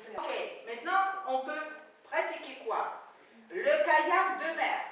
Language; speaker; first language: French; non-native, fluent; Ukrainian